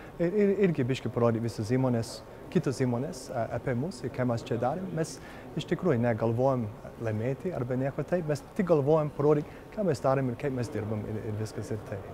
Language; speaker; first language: Lithuanian; early bilingual, heritage; Lithuanian